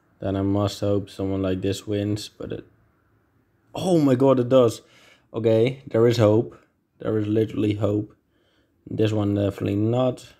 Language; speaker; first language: English; non-native, fluent; Dutch